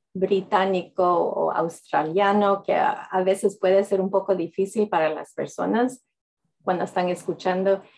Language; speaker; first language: Spanish; early bilingual, heritage; English